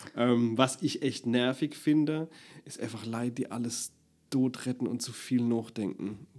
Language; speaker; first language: German; native; German